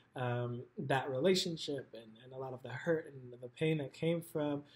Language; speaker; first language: English; native; English